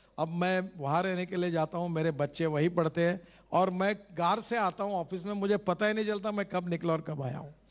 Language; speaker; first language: Hindi; non-native, local second language; Marathi